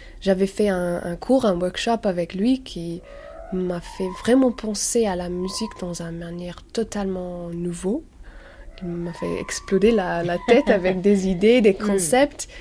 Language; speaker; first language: French; non-native, learner; English